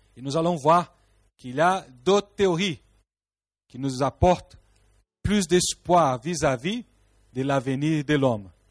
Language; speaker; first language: French; non-native, fluent; Portuguese